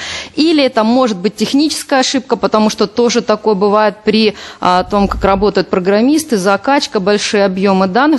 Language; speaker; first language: Russian; native; Russian